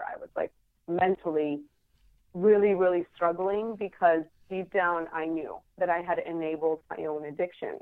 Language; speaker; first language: English; non-native, fluent; Spanish